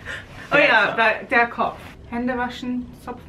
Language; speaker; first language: German; non-native, learner; English